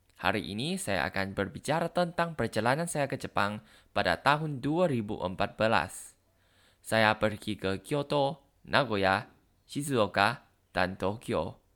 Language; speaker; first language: Indonesian; non-native, learner; Thai